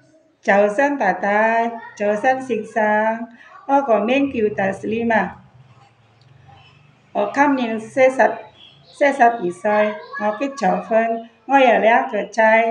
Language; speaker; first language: Cantonese; non-native, learner; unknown